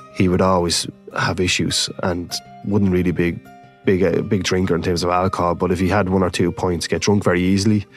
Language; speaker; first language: English; native; English